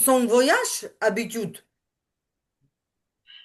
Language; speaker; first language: French; non-native, learner; Ukrainian